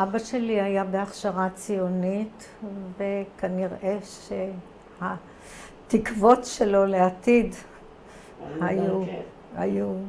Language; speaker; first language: Hebrew; early bilingual, other home language; Croatian